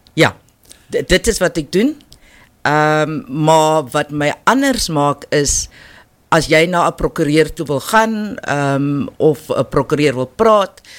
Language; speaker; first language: Afrikaans; non-native, local second language; English